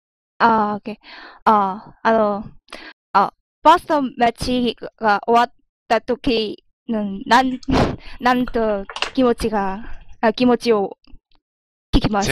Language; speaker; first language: Japanese; non-native, learner; Korean